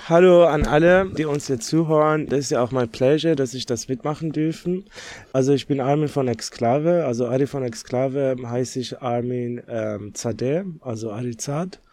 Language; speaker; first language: German; non-native, fluent; Persian